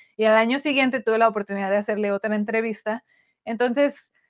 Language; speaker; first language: Spanish; native; Spanish